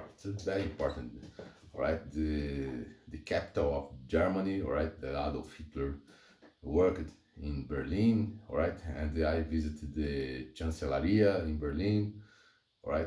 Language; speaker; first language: English; non-native, learner; Portuguese